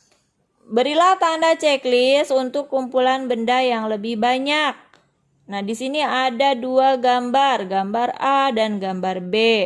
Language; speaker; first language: Indonesian; native; Indonesian